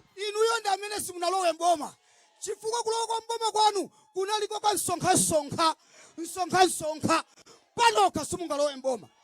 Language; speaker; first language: Nyanja; non-native, local second language; Tumbuka